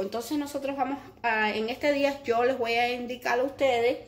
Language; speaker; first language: Spanish; native; Spanish